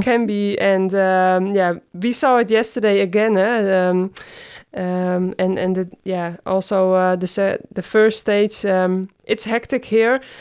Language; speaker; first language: English; non-native, fluent; Dutch